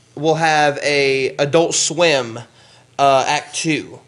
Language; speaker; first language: English; native; English